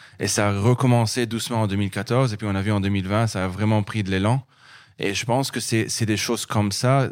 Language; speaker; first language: French; non-native, local second language; Arabic